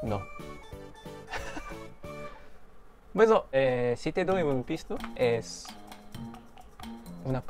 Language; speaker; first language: Spanish; non-native, fluent; Korean